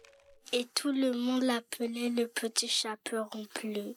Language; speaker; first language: French; native; French